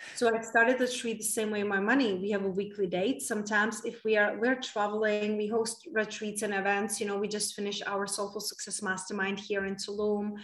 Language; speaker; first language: English; non-native, fluent; Czech